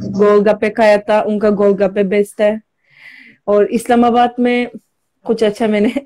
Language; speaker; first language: Hindi; non-native, learner; Turkish